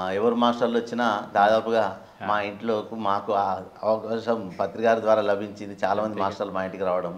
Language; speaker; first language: Telugu; native; Telugu